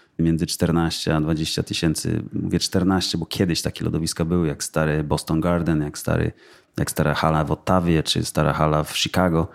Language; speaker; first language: Polish; native; Polish